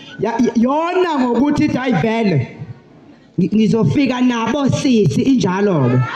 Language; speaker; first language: Zulu; native; Zulu